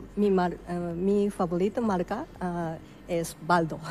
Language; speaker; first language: Spanish; non-native, learner; Japanese